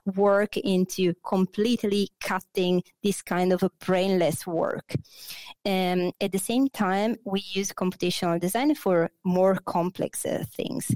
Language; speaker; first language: English; non-native, fluent; Italian